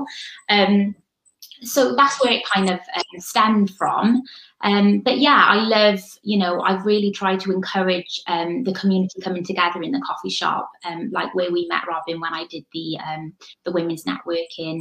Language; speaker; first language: English; native; English